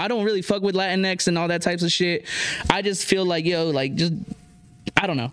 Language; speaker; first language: English; early bilingual, other home language; Spanish